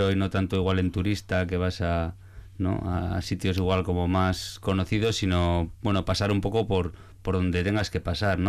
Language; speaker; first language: Spanish; native; Spanish